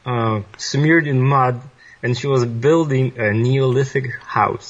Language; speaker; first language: English; non-native, fluent; Polish